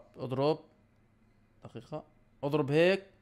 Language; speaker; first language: Arabic; native; Arabic